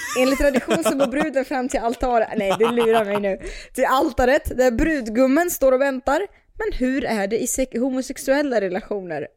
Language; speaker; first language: Swedish; early bilingual, other home language; Russian